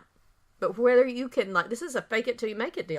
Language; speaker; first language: English; native; English